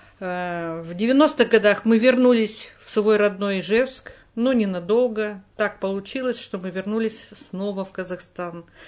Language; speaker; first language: Russian; native; Russian